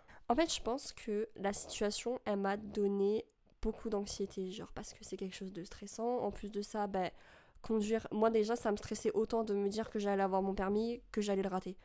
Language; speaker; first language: French; native; French